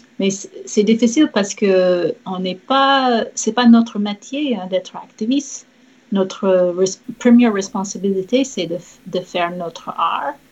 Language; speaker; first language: French; non-native, fluent; English